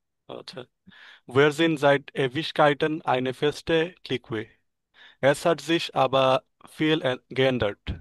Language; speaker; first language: German; non-native, learner; Bangla